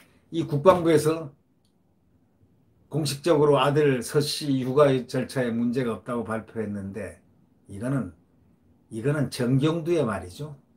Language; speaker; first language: Korean; native; Korean